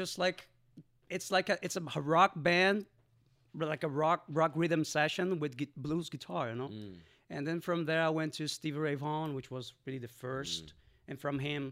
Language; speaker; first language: English; non-native, fluent; Portuguese